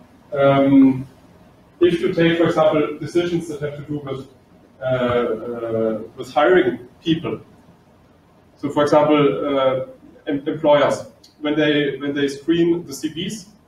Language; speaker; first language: English; non-native, fluent; German